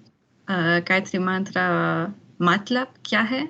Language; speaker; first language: Hindi; non-native, learner; German